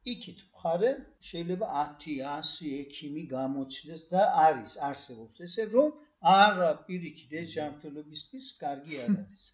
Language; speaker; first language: Georgian; early bilingual, heritage; Georgian